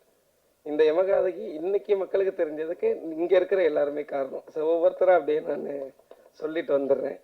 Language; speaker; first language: Tamil; native; Tamil